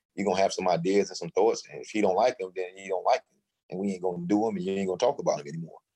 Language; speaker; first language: English; native; English